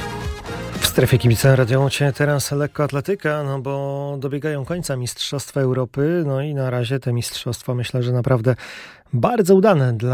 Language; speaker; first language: Polish; native; Polish